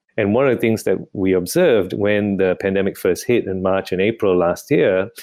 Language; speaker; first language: English; non-native, local second language; Tamil